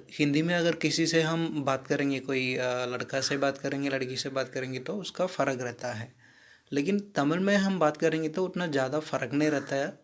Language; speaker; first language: Hindi; non-native, local second language; Tamil